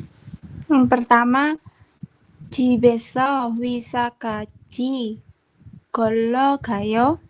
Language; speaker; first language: Korean; non-native, learner; Indonesian